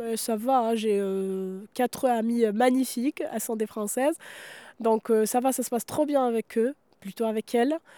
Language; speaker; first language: French; non-native, local second language; Arabic